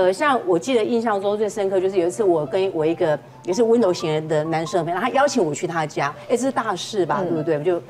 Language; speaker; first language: Chinese; native; Chinese